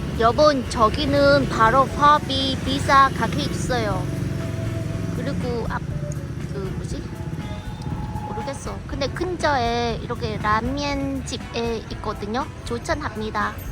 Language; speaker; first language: Korean; non-native, learner; Vietnamese